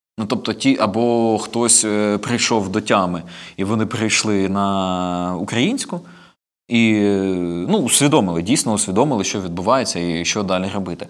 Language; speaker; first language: Ukrainian; non-native, local second language; Russian